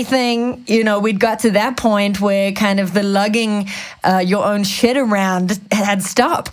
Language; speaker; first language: English; native; English